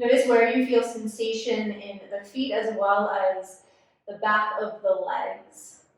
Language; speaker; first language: English; native; English